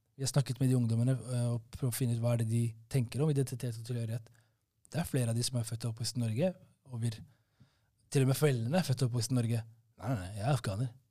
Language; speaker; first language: Norwegian; early bilingual, other home language; Somali